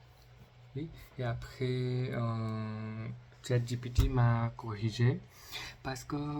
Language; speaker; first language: French; non-native, learner; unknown